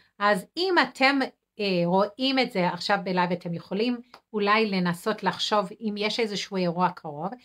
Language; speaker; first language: Hebrew; non-native, fluent; English